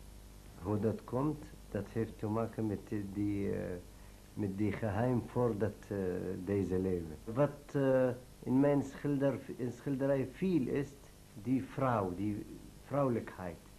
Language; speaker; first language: Dutch; non-native, learner; Arabic